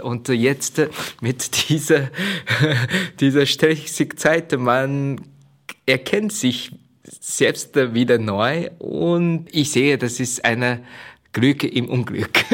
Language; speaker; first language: German; non-native, fluent; Chinese